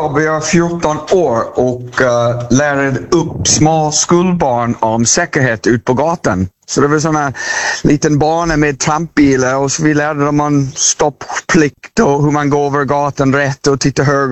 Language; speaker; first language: Swedish; non-native, fluent; English